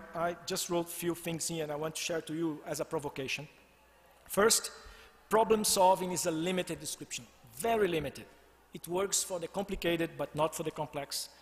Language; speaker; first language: English; non-native, fluent; Portuguese